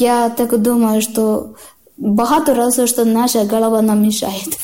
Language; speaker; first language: Ukrainian; non-native, learner; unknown